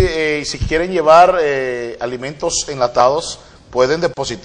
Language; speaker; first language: Spanish; native; Spanish